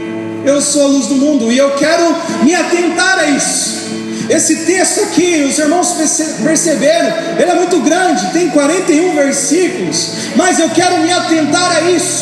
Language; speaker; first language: Portuguese; native; Portuguese